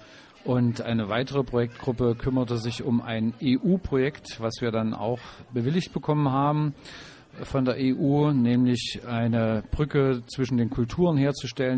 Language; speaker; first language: German; native; German